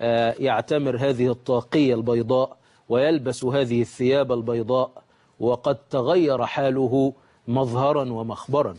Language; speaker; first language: Arabic; native; Arabic